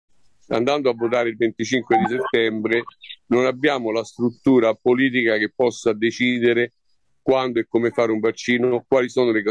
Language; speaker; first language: Italian; native; Italian